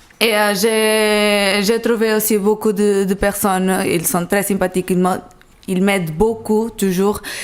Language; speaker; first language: French; non-native, learner; Portuguese